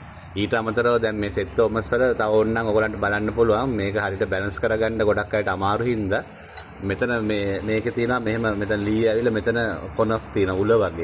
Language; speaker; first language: Sinhala; native; Sinhala